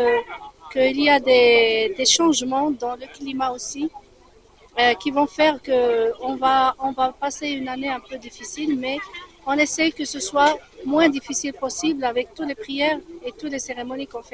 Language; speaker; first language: French; non-native, fluent; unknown